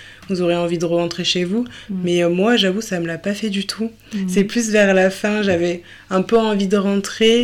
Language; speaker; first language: French; native; French